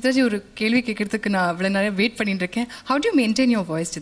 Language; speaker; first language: Tamil; native; Tamil